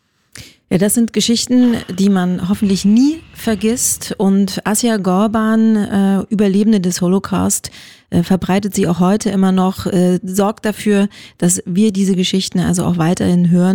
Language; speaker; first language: German; native; German